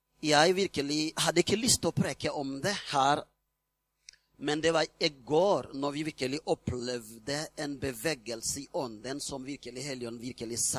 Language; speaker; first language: Norwegian; non-native, fluent; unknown